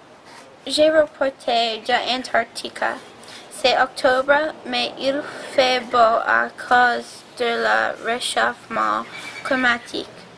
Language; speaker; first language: French; non-native, learner; English